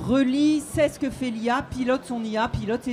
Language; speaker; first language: French; native; French